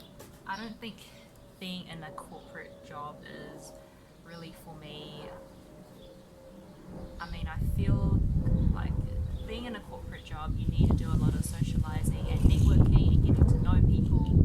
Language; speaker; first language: English; early bilingual, other home language; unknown